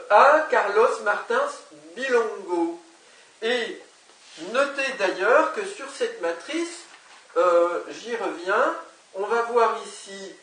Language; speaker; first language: French; native; French